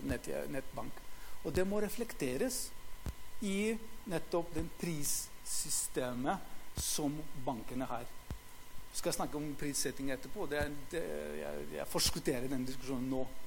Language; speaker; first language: Norwegian; non-native, fluent; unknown